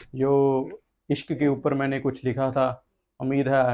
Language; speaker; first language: Hindi; non-native, local second language; Punjabi